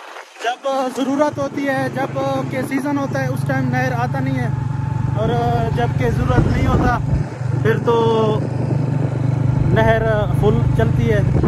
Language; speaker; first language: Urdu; non-native, local second language; Saraiki